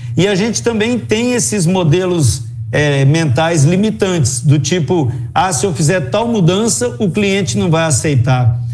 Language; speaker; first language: Portuguese; native; Portuguese